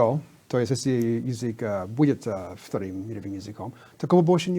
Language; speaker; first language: Russian; non-native, fluent; English